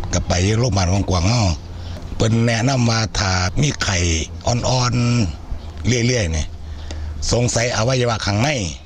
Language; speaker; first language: Thai; native; Thai